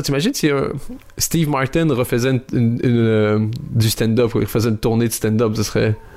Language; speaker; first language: French; native; French